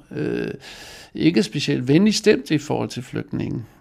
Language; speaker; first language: Danish; non-native, fluent; Dutch